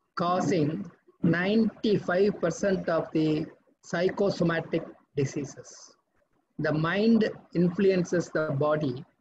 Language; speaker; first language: English; non-native, local second language; Tamil